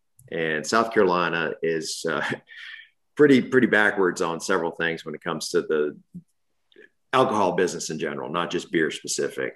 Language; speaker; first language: English; native; English